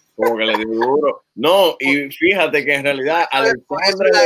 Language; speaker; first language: Spanish; non-native, fluent; Arabic